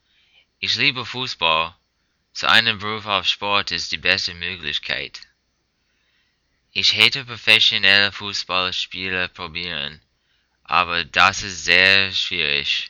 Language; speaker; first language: German; non-native, learner; English